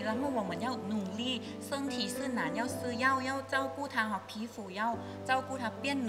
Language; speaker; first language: Chinese; non-native, learner; Thai